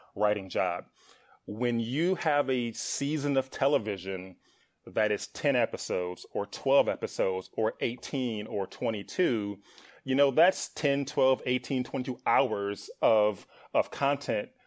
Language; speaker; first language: English; native; English